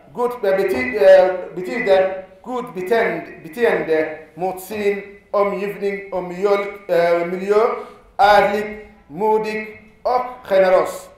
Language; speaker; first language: Swedish; non-native, fluent; Arabic